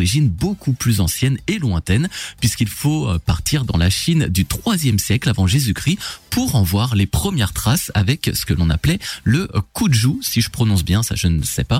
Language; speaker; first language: French; native; French